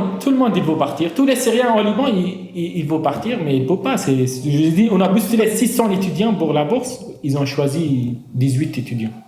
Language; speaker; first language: French; non-native, fluent; Arabic